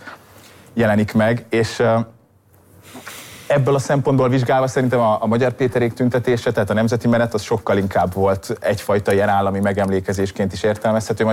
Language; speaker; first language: Hungarian; native; Hungarian